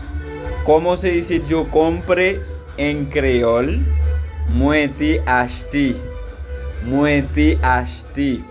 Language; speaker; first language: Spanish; non-native, fluent; Haitian Creole